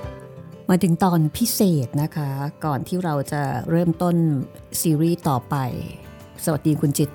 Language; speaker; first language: Thai; native; Thai